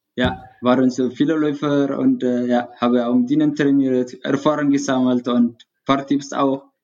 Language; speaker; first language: German; non-native, learner; Tigrinya